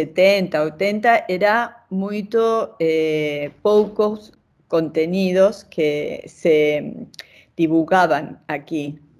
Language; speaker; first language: Portuguese; non-native, fluent; Spanish